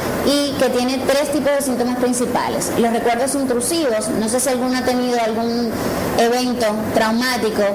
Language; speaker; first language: Spanish; native; Spanish